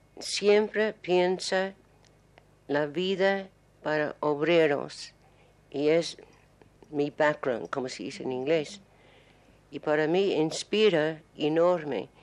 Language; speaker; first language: Spanish; non-native, learner; English